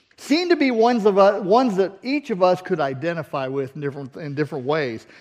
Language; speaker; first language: English; native; English